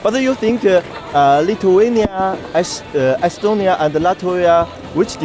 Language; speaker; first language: English; non-native, learner; Chinese